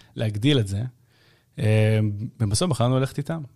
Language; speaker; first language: Hebrew; native; Hebrew